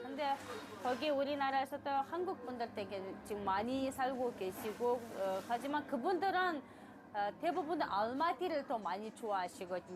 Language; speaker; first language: Korean; non-native, fluent; Kazakh